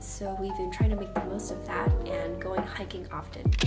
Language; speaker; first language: English; native; English